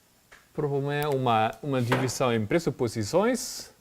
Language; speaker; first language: Portuguese; non-native, fluent; German